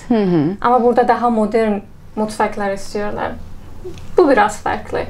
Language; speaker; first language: Turkish; non-native, learner; Persian